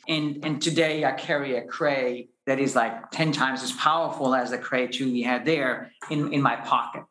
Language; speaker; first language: English; non-native, fluent; German